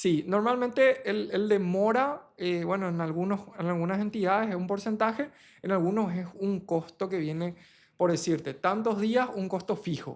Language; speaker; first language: Spanish; native; Spanish